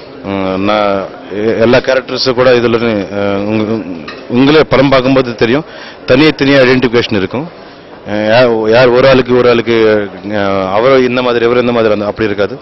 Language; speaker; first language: Tamil; non-native, fluent; Telugu